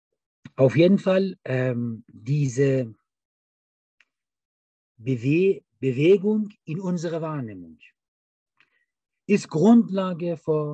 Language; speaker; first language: German; non-native, fluent; Persian